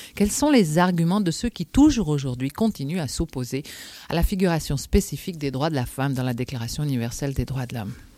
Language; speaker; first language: French; native; French